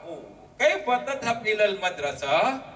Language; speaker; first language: Arabic; non-native, fluent; Malay